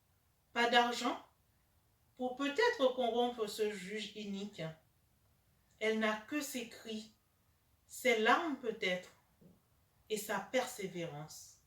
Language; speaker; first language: French; native; French